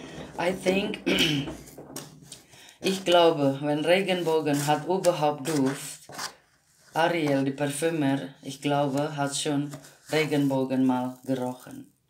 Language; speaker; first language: German; non-native, learner; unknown